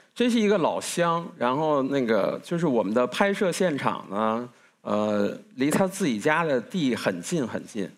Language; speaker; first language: Chinese; native; Chinese